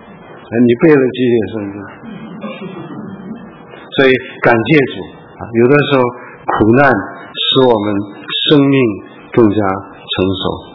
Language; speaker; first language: Chinese; early bilingual, heritage; Chinese